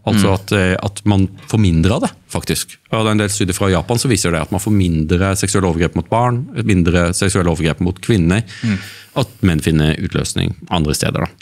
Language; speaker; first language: Norwegian; native; Norwegian